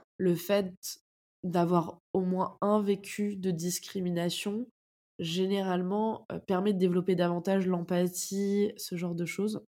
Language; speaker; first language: French; native; French